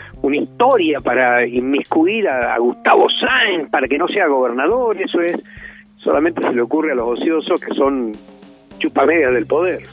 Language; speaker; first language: Spanish; native; Spanish